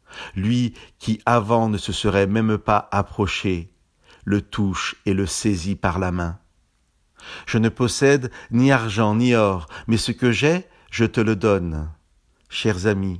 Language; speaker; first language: French; native; French